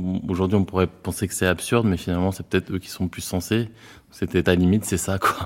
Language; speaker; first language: French; native; French